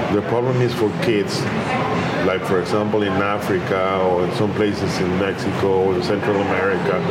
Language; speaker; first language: English; non-native, fluent; Spanish